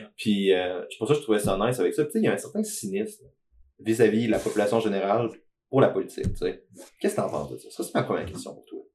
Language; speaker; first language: French; native; French